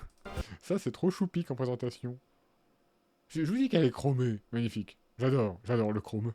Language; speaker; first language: French; native; French